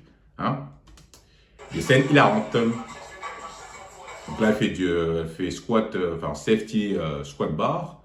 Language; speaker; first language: French; native; French